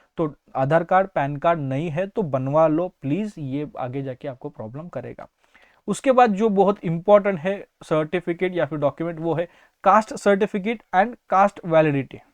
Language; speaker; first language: Hindi; non-native, local second language; Marathi